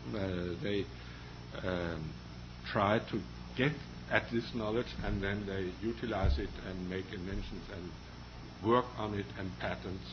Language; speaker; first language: English; non-native, fluent; Danish